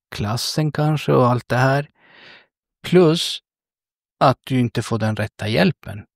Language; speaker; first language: Swedish; early bilingual, other home language; Spanish